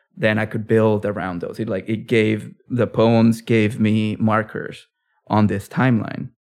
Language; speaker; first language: English; early bilingual, other home language; Spanish